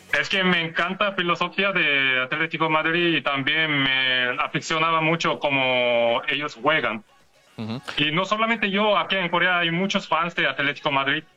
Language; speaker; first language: Spanish; non-native, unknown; Korean